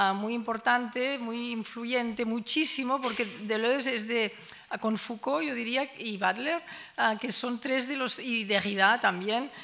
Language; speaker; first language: Spanish; non-native, local second language; Catalan